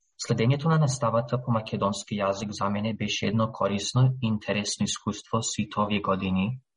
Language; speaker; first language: Macedonian; early bilingual, heritage; Macedonian